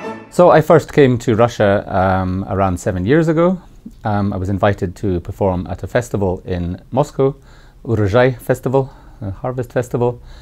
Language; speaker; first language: English; native; English